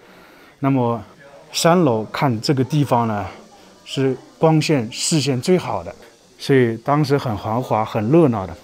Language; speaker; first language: Chinese; native; Chinese